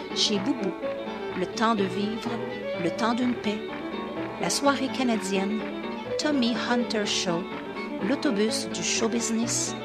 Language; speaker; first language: French; native; French